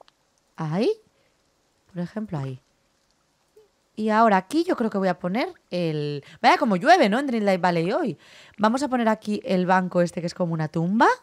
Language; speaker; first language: Spanish; native; Spanish